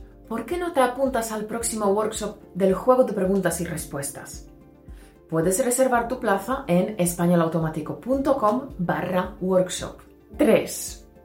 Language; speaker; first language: Spanish; non-native, fluent; Polish